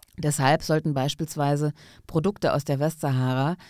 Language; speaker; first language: German; non-native, fluent; Arabic